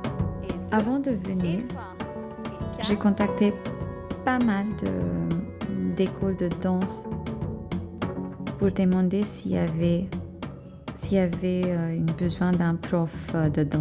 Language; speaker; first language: French; non-native, fluent; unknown